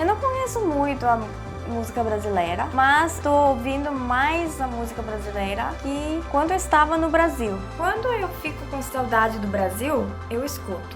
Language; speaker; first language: Portuguese; non-native, fluent; Korean